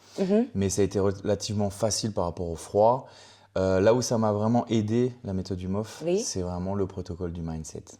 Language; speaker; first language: French; native; French